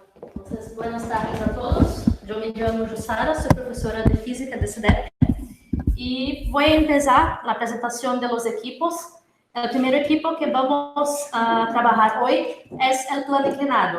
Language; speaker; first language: Spanish; non-native, fluent; Portuguese